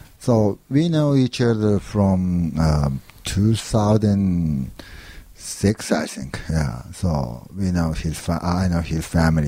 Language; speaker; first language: English; non-native, learner; Japanese